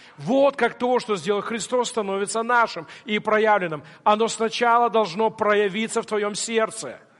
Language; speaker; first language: Russian; non-native, local second language; Ukrainian